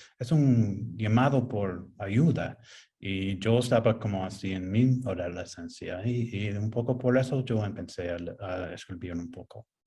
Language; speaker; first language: Spanish; non-native, fluent; English